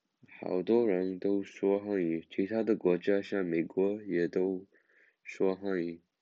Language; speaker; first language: Chinese; non-native, learner; English